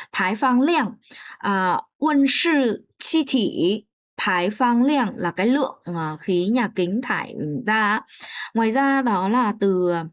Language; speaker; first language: Vietnamese; native; Vietnamese